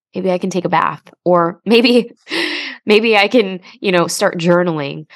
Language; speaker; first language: English; native; English